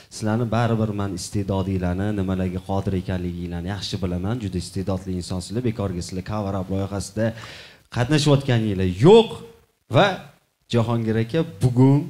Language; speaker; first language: Uzbek; native; Uzbek